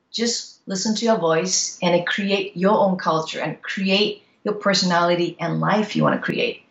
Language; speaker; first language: English; non-native, fluent; Japanese